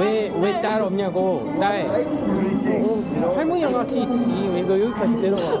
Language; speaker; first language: Korean; non-native, fluent; English